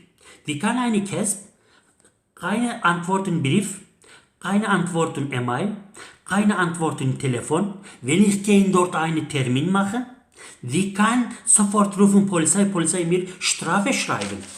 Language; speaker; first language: German; non-native, learner; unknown